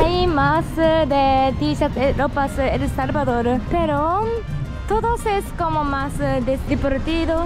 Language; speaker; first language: Spanish; non-native, learner; Japanese